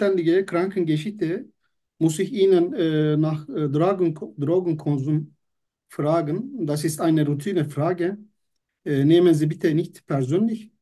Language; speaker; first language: German; non-native, learner; Turkish